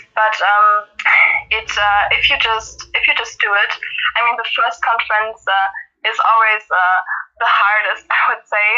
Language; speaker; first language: English; non-native, fluent; German